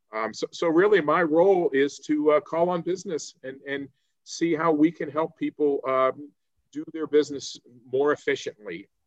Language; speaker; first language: English; native; English